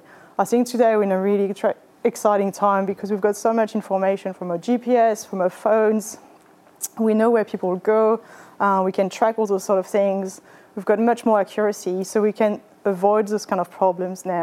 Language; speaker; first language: English; non-native, fluent; French